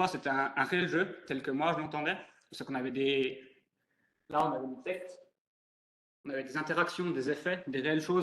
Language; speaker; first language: French; native; French